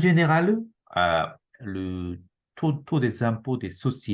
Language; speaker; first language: French; non-native, fluent; Japanese